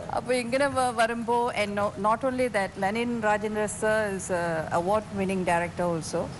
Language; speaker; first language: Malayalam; non-native, fluent; Tamil